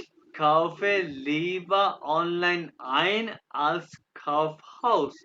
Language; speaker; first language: German; non-native, fluent; Urdu